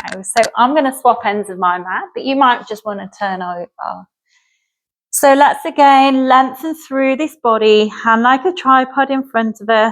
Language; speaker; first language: English; native; English